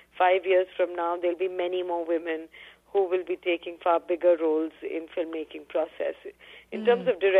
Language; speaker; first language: English; non-native, local second language; Hindi